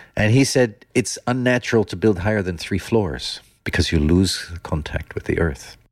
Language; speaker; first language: English; non-native, fluent; Dutch